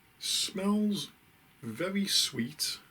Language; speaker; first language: English; native; English